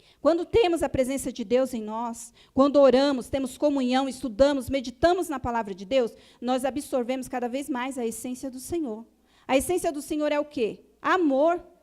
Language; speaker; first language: Portuguese; native; Portuguese